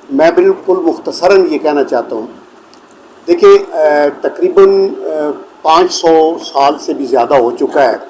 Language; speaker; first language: Urdu; non-native, local second language; Punjabi